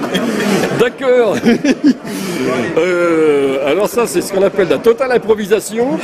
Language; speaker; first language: French; native; French